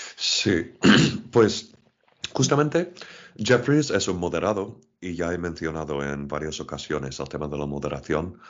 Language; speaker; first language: Spanish; non-native, fluent; English